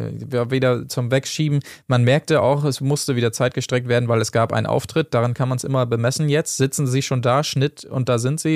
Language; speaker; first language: German; native; German